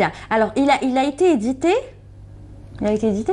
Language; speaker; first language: French; non-native, local second language; Arabic